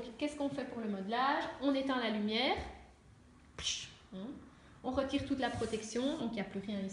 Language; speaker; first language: French; native; French